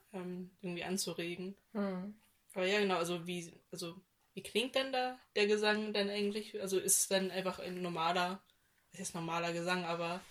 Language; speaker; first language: German; early bilingual, other home language; Vietnamese